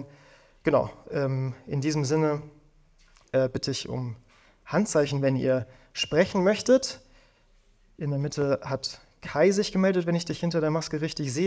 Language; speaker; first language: German; native; German